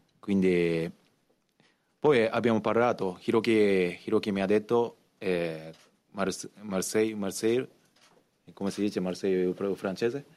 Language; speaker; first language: Italian; non-native, learner; Japanese